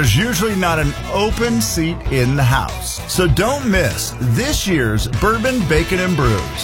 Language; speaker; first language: English; native; English